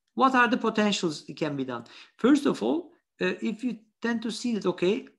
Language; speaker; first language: English; non-native, fluent; Turkish